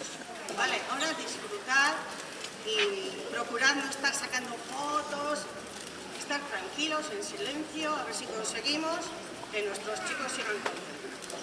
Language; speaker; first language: Spanish; native; Spanish